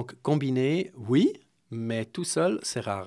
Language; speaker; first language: French; non-native, fluent; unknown